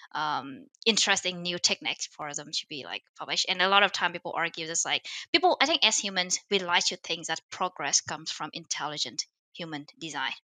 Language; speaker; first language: English; non-native, fluent; Vietnamese